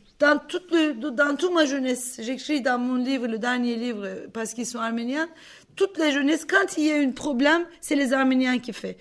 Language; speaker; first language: French; non-native, fluent; Turkish